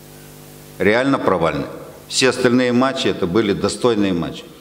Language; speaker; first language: Russian; native; Russian